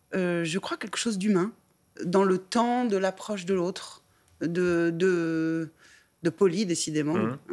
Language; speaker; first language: French; native; French